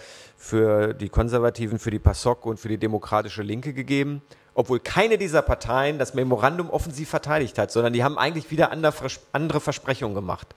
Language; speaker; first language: German; native; German